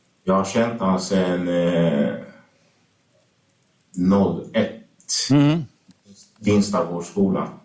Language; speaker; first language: Swedish; early bilingual, other home language; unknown